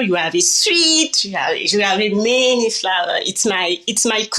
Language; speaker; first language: English; non-native, learner; French